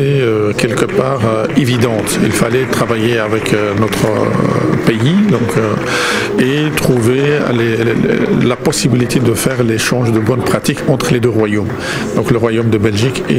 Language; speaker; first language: French; non-native, local second language; Arabic